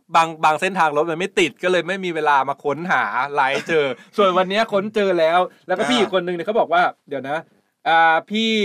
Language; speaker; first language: Thai; native; Thai